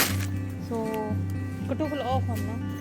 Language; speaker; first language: German; non-native, learner; Urdu